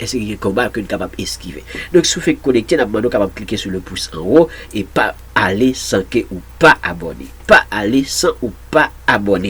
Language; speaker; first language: French; non-native, local second language; Haitian Creole